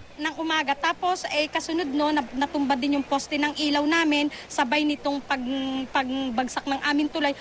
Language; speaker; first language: Filipino; native; Filipino